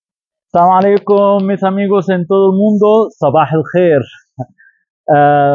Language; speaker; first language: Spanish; non-native, fluent; Arabic